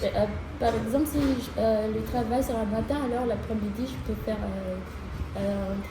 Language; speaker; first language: French; non-native, learner; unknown